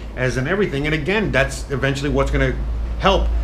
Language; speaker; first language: English; native; English